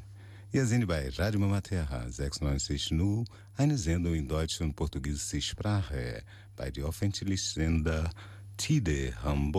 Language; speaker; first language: German; non-native, learner; Portuguese